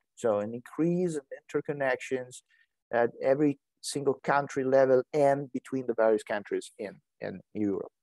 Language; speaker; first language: English; non-native, fluent; Italian